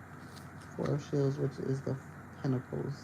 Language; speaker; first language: English; native; English